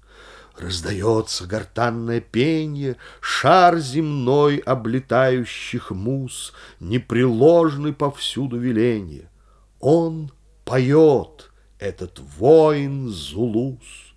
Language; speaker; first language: Russian; native; Russian